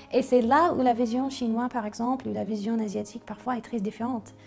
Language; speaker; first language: French; non-native, fluent; English